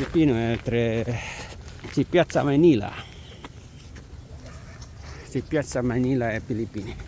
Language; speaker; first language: Italian; non-native, learner; Filipino